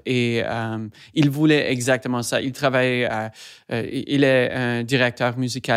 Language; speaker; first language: French; non-native, fluent; English